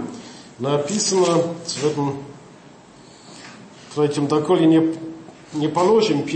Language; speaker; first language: Russian; non-native, learner; English